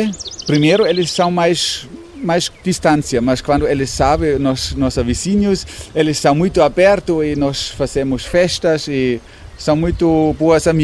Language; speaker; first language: Portuguese; non-native, learner; German